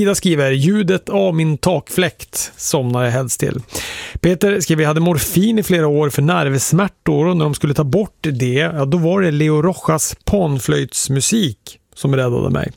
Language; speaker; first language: Swedish; native; Swedish